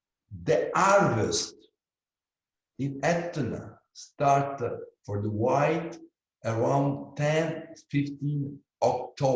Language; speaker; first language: English; non-native, learner; Italian